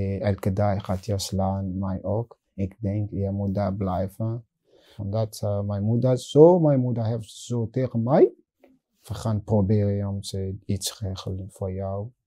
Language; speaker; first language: Dutch; non-native, learner; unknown